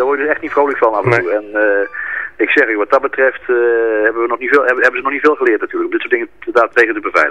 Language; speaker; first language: Dutch; native; Dutch